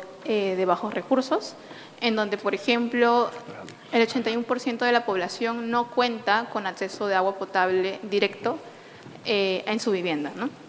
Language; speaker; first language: Spanish; native; Spanish